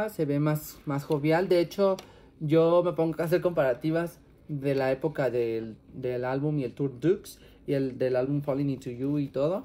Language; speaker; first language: Spanish; native; Spanish